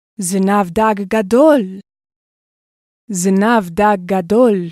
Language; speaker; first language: Hebrew; non-native, fluent; English